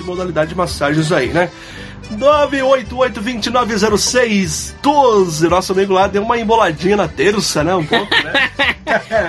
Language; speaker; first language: Portuguese; native; Portuguese